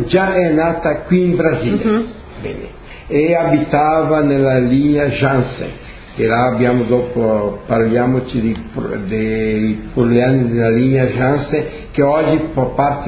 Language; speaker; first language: Italian; early bilingual, heritage; Portuguese